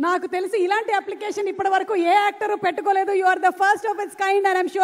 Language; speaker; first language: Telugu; native; Telugu